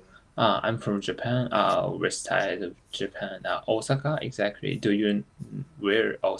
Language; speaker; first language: English; non-native, learner; Japanese